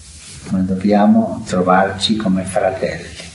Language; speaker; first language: Italian; non-native, fluent; Spanish